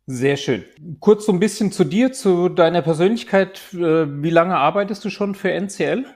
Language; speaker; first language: German; native; German